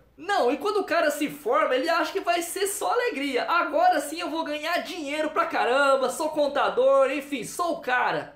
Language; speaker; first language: Portuguese; native; Portuguese